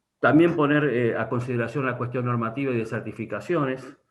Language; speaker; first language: Spanish; native; Spanish